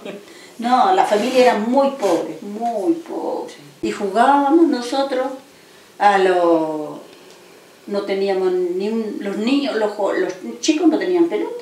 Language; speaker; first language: Spanish; native; Spanish